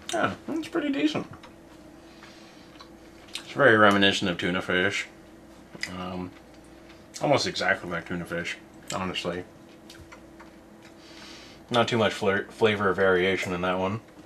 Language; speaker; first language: English; native; English